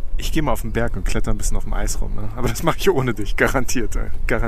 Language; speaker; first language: German; native; German